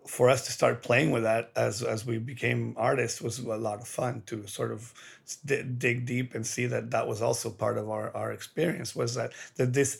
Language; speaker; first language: English; early bilingual, other home language; Spanish